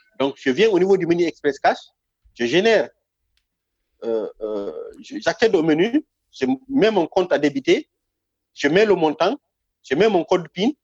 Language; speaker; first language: French; non-native, local second language; Fula